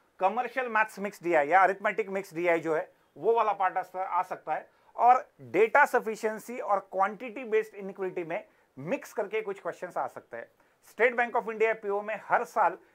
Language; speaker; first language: Hindi; non-native, local second language; Marathi